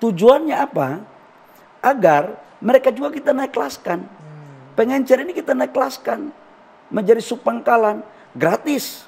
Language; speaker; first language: Indonesian; native; Indonesian